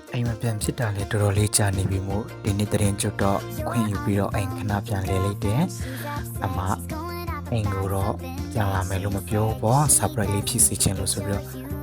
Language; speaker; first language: Burmese; native; Burmese